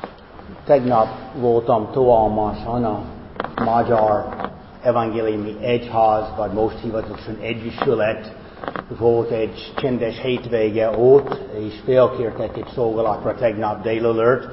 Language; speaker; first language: Hungarian; non-native, fluent; English